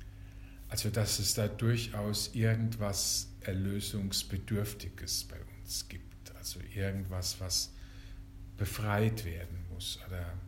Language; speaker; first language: German; native; German